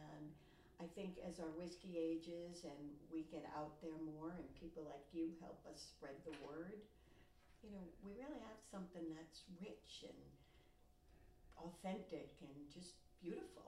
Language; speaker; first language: English; native; English